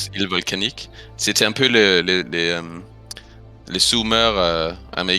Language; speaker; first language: French; non-native, fluent; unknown